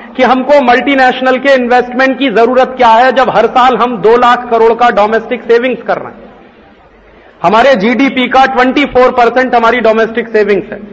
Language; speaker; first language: Hindi; native; Hindi